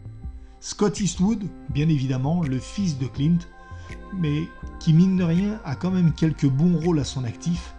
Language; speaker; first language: French; native; French